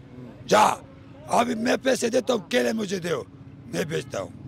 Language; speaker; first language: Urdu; non-native, local second language; Pashto